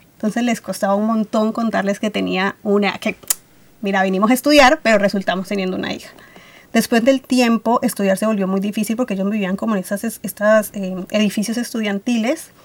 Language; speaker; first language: Spanish; early bilingual, other home language; Russian